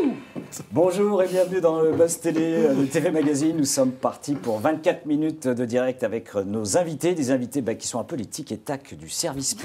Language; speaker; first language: French; native; French